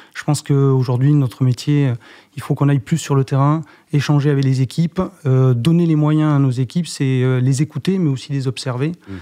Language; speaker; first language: French; native; French